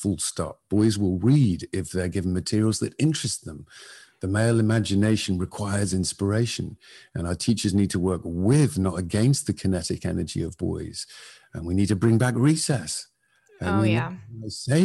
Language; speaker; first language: English; native; English